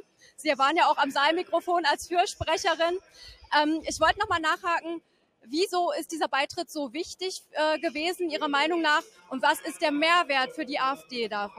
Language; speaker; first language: German; native; German